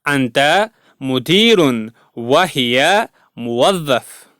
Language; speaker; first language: Arabic; non-native, fluent; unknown